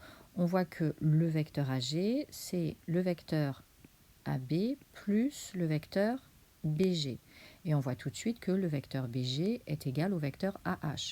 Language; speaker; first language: French; native; French